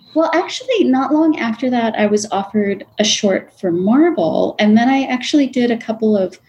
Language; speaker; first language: English; native; English